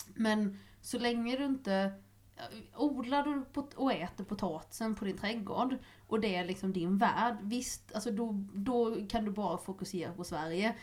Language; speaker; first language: Swedish; native; Swedish